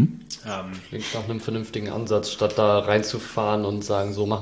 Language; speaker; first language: German; native; German